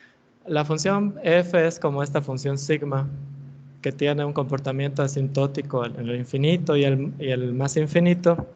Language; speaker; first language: Spanish; native; Spanish